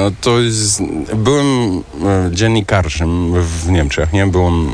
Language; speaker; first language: Polish; early bilingual, heritage; German